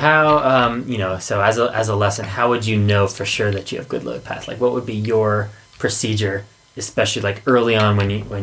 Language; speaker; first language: English; native; English